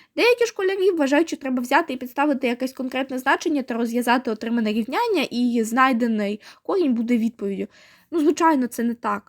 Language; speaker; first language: Ukrainian; native; Ukrainian